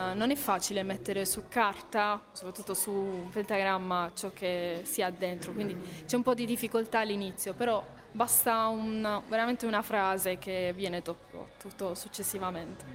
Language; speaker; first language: Italian; native; Italian